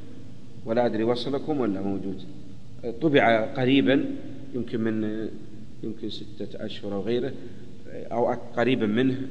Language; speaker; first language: Arabic; native; Arabic